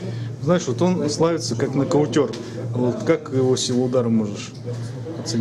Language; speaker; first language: Russian; native; Russian